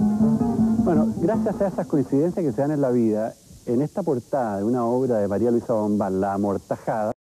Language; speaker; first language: Spanish; native; Spanish